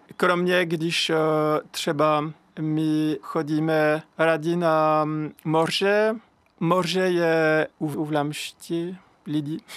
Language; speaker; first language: Czech; non-native, fluent; French